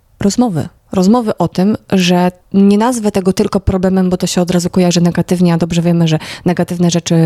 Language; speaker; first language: Polish; native; Polish